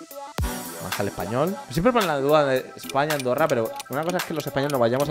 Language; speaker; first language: Spanish; native; Spanish